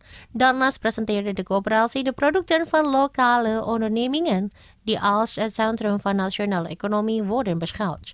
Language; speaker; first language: Dutch; non-native, fluent; Indonesian